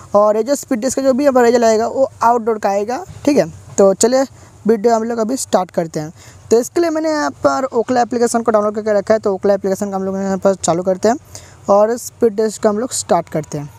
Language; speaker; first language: Hindi; non-native, local second language; Bangla